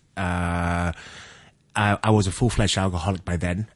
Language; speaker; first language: English; non-native, local second language; Cantonese